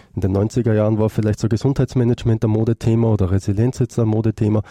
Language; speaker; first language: German; native; German